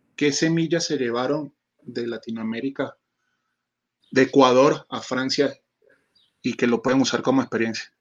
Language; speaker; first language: Spanish; native; Spanish